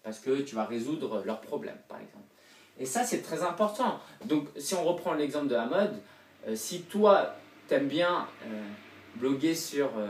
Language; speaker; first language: French; native; French